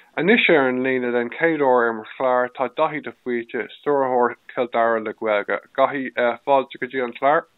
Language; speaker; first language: Irish; non-native, local second language; English